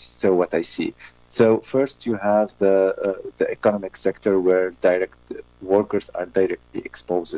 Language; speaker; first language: English; non-native, fluent; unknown